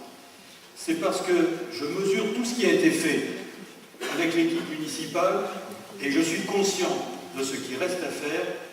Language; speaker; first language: French; native; French